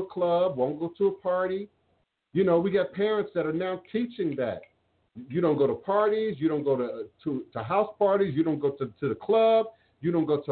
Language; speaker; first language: English; native; English